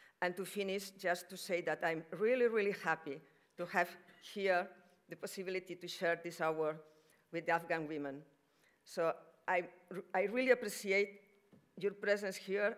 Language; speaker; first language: English; non-native, fluent; Catalan